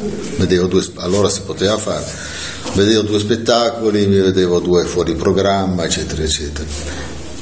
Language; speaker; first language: Italian; native; Italian